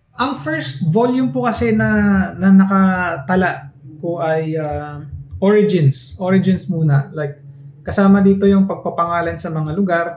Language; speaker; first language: Filipino; non-native, local second language; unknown